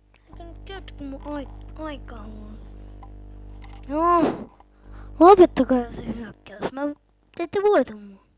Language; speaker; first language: Finnish; native; Finnish